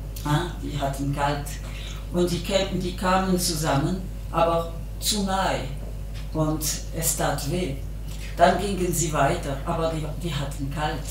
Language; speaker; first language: German; non-native, local second language; French